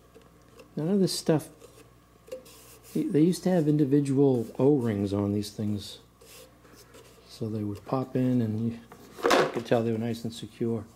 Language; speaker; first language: English; native; English